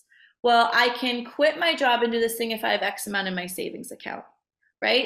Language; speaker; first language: English; native; English